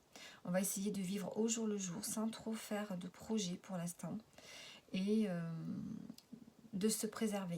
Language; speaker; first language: French; native; French